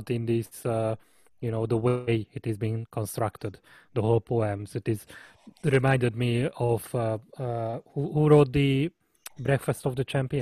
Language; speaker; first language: English; non-native, fluent; Hungarian